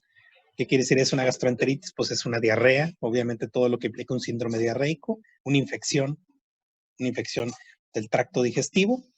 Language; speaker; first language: Spanish; native; Spanish